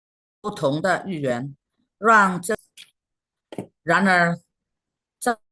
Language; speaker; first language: Chinese; non-native, fluent; Indonesian